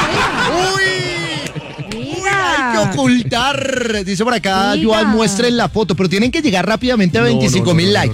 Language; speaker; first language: Spanish; native; Spanish